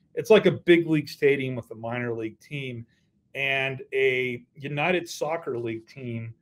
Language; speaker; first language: English; native; English